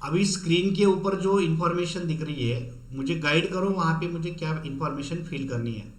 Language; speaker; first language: Hindi; non-native, local second language; Marathi